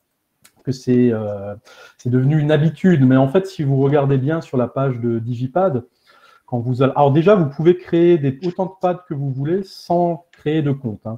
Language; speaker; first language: French; native; French